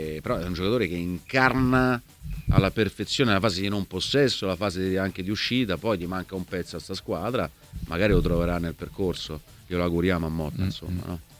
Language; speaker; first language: Italian; native; Italian